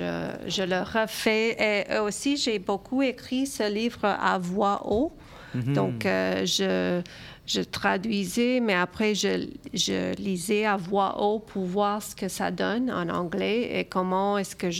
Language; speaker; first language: French; early bilingual, other home language; Romanian